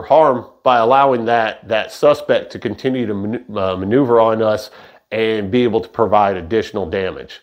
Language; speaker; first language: English; native; English